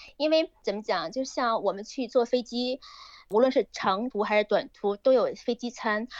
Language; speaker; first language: Chinese; native; Chinese